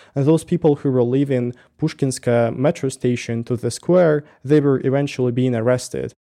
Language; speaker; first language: English; non-native, fluent; Russian